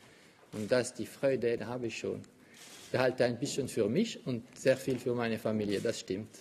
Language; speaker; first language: German; non-native, local second language; French